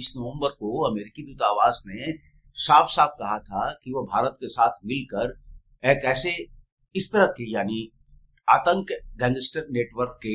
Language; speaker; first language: Hindi; native; Hindi